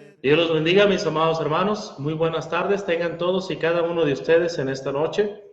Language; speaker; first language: Spanish; native; Spanish